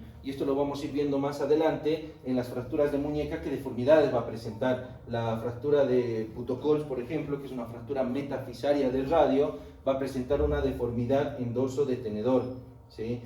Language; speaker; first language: Spanish; native; Spanish